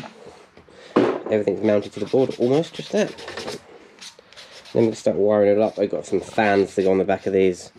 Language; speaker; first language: English; native; English